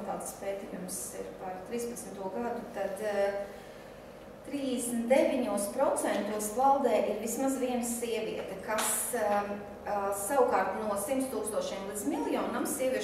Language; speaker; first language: Latvian; native; Latvian